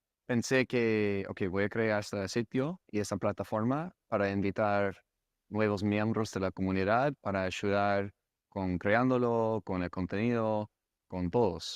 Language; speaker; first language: Spanish; non-native, fluent; English